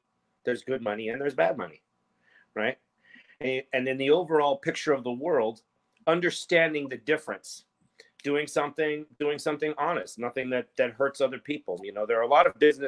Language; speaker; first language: English; native; English